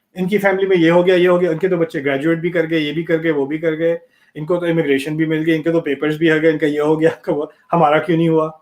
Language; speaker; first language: Urdu; early bilingual, heritage; Urdu